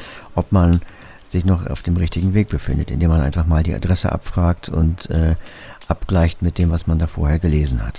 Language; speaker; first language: German; native; German